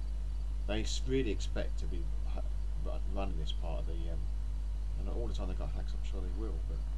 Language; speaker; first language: English; native; English